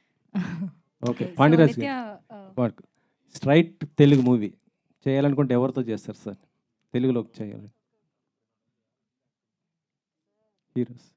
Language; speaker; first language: Telugu; native; Telugu